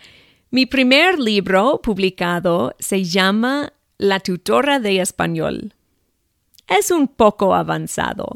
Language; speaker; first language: Spanish; non-native, fluent; English